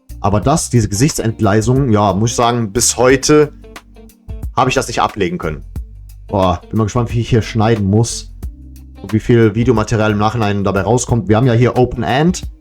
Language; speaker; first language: German; early bilingual, other home language; Serbian